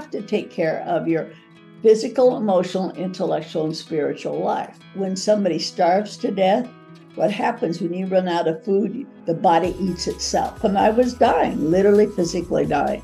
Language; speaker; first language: English; native; English